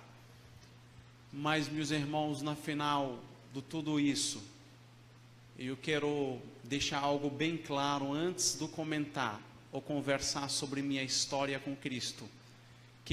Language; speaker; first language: Portuguese; non-native, fluent; Arabic